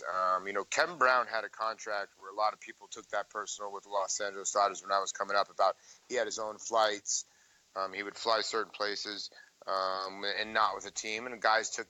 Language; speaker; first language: English; native; English